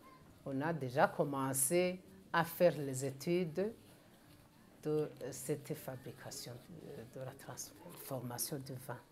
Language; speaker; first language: French; non-native, local second language; Rundi